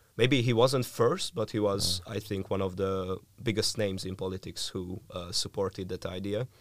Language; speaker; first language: English; non-native, fluent; Hungarian